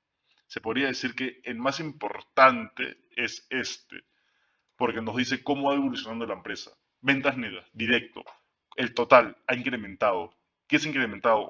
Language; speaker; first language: Spanish; native; Spanish